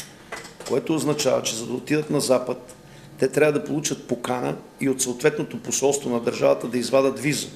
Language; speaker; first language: Bulgarian; native; Bulgarian